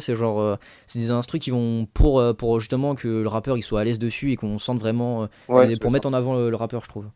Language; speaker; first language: French; native; French